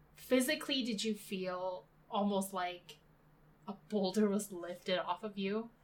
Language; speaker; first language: English; native; English